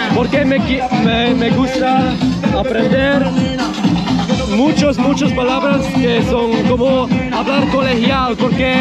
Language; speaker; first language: Spanish; non-native, learner; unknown